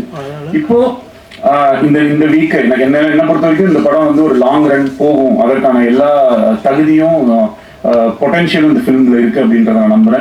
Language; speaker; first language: Tamil; native; Tamil